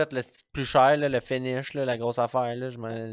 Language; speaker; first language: French; native; French